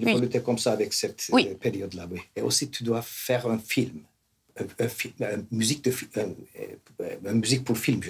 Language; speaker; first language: French; non-native, fluent; Turkish